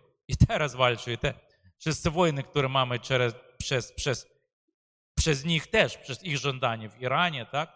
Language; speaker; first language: Polish; non-native, fluent; Ukrainian